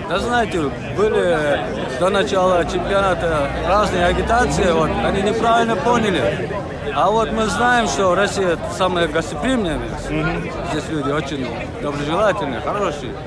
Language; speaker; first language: Russian; non-native, fluent; Uzbek